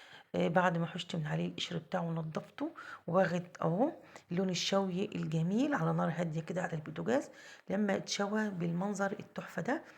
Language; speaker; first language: Arabic; native; Arabic